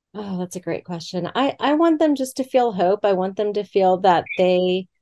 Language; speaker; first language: English; native; English